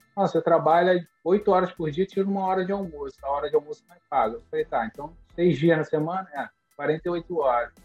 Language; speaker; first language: Portuguese; native; Portuguese